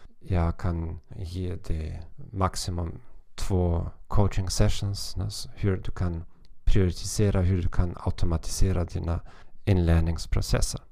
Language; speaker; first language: Swedish; non-native, learner; German